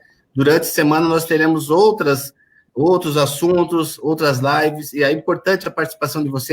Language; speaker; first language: Portuguese; native; Portuguese